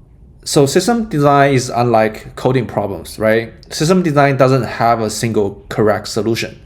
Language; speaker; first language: English; non-native, fluent; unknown